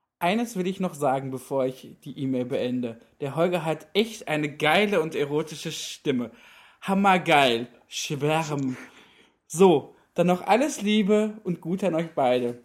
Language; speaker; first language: German; native; German